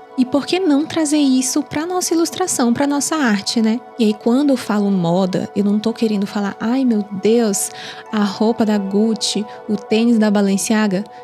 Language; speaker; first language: Portuguese; native; Portuguese